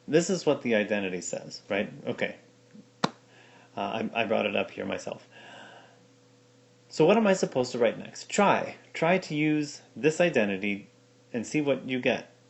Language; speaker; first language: English; native; English